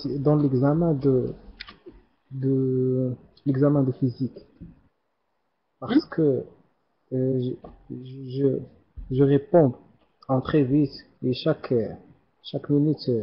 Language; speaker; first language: French; non-native, learner; Arabic